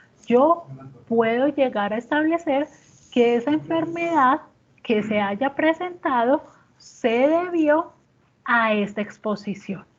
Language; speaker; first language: Spanish; native; Spanish